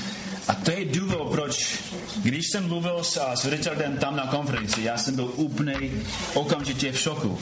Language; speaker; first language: Czech; non-native, fluent; English